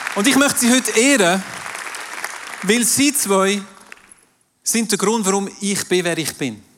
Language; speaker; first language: German; non-native, local second language; French